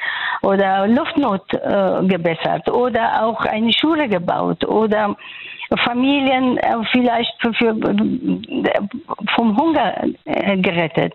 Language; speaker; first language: German; non-native, fluent; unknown